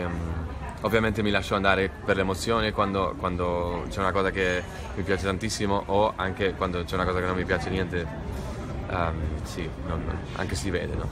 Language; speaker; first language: Italian; non-native, fluent; Spanish